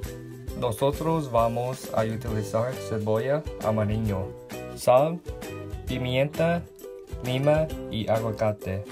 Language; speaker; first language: Spanish; non-native, learner; English